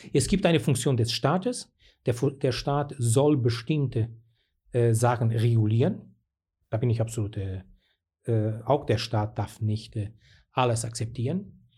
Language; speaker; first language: German; non-native, fluent; Portuguese